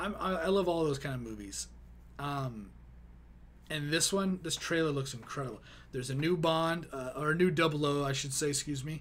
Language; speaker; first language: English; native; English